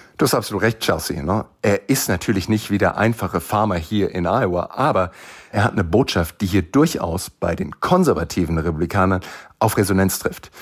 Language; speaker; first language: German; native; German